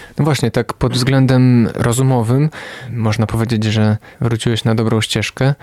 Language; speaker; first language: Polish; native; Polish